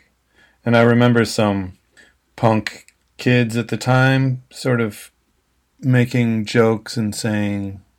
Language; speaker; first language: English; native; English